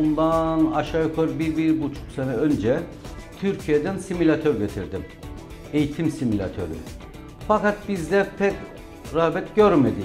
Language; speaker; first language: Turkish; native; Turkish